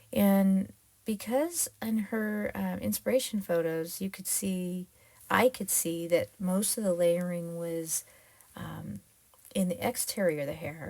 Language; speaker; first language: English; native; English